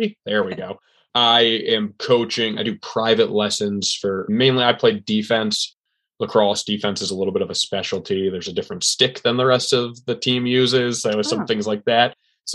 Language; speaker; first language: English; native; English